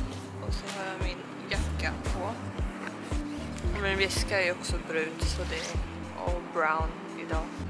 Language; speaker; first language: Swedish; early bilingual, heritage; Korean